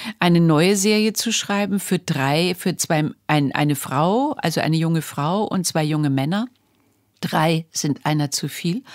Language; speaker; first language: German; native; German